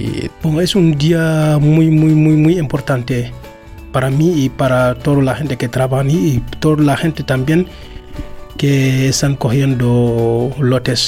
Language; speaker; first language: Spanish; non-native, learner; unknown